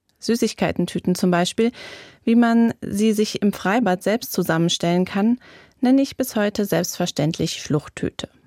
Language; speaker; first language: German; native; German